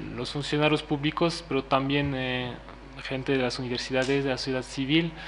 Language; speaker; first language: Spanish; non-native, fluent; French